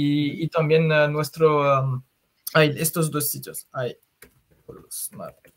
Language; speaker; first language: Spanish; non-native, fluent; French